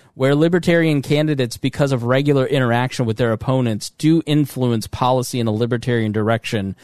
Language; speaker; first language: English; native; English